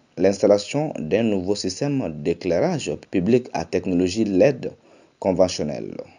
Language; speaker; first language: French; non-native, local second language; Bambara